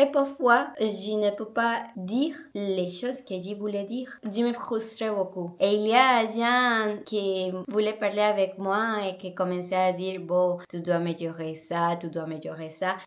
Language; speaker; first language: French; non-native, learner; Spanish